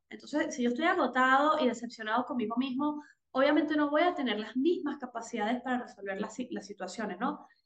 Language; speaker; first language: Spanish; native; Spanish